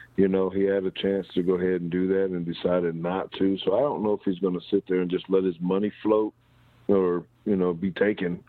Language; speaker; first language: English; native; English